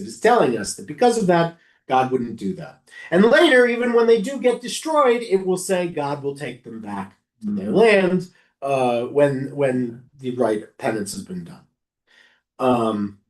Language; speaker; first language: English; native; English